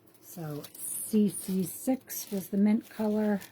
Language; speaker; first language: English; native; English